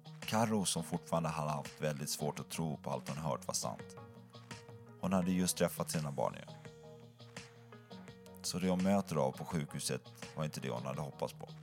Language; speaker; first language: Swedish; native; Swedish